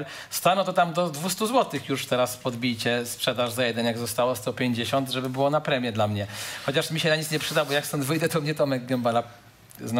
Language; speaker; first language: Polish; native; Polish